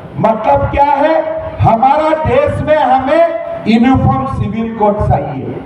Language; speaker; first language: Hindi; non-native, local second language; Assamese